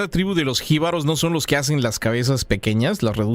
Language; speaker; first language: Spanish; native; Spanish